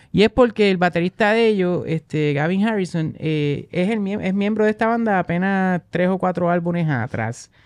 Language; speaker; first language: Spanish; native; Spanish